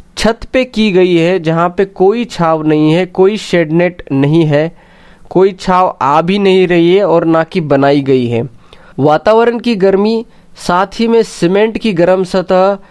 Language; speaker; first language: Hindi; non-native, local second language; Marathi